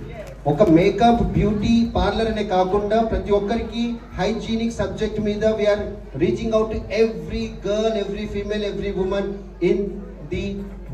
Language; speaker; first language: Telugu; native; Telugu